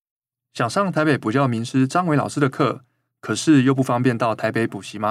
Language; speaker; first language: Chinese; native; Chinese